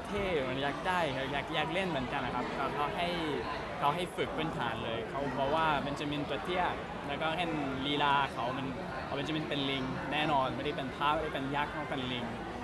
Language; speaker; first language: Thai; non-native, learner; English